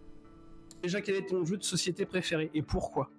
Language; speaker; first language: French; native; French